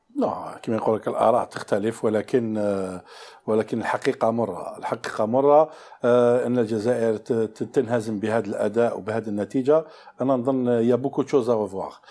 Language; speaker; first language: Arabic; native; Arabic